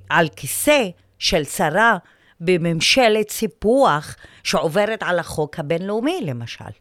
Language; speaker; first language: Hebrew; non-native, local second language; Arabic